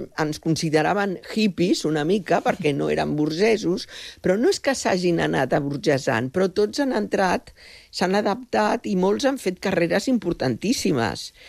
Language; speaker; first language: Catalan; non-native, local second language; Spanish